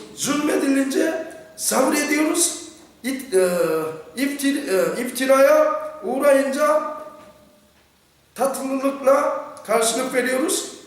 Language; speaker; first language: Turkish; non-native, fluent; Korean